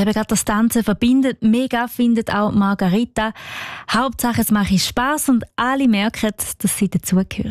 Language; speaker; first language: German; native; German